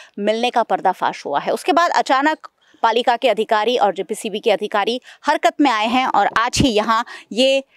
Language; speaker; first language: Hindi; non-native, local second language; Gujarati